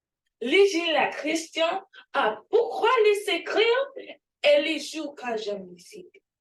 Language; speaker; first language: French; non-native, learner; English